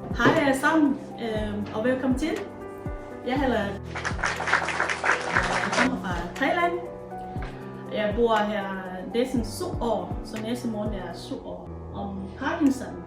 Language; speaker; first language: Danish; non-native, learner; Thai